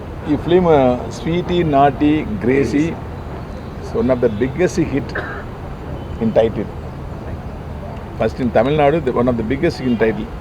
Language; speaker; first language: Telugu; non-native, learner; Tamil